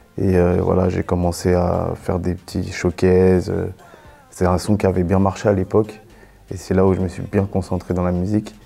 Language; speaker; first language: French; native; French